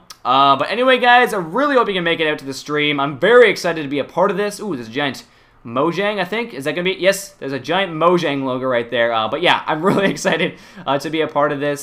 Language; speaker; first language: English; native; English